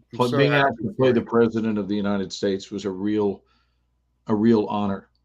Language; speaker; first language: English; native; English